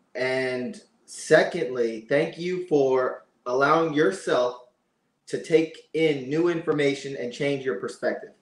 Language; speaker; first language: English; native; English